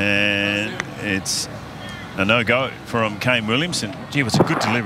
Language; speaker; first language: English; native; English